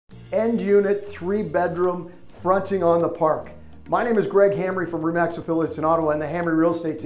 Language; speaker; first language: English; native; English